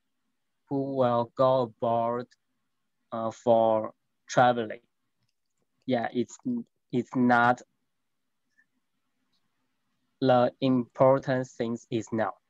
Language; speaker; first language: English; non-native, learner; Chinese